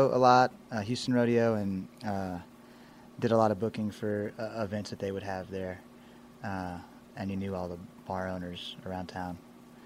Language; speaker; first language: English; native; English